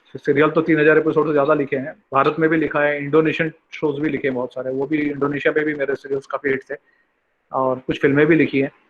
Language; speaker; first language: Hindi; non-native, local second language; Bangla